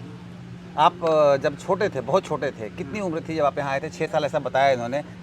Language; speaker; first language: Hindi; native; Hindi